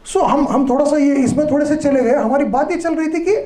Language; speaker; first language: Hindi; non-native, local second language; Marathi